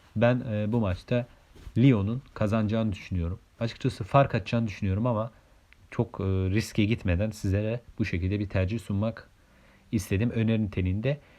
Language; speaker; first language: Turkish; native; Turkish